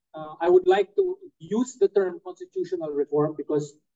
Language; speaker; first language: English; non-native, local second language; Cebuano